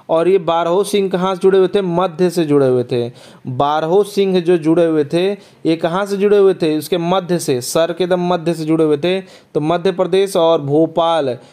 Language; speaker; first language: Hindi; native; Hindi